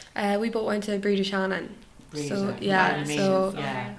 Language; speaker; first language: English; native; English